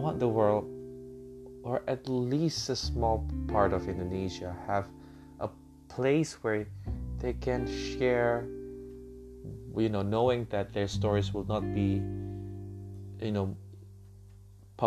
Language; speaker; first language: English; non-native, fluent; Indonesian